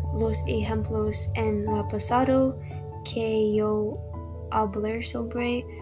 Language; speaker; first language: Spanish; non-native, learner; English